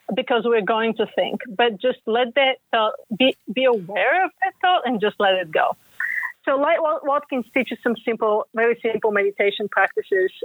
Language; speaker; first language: English; non-native, fluent; Bulgarian